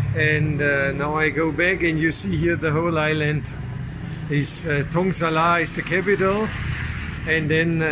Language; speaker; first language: English; non-native, fluent; German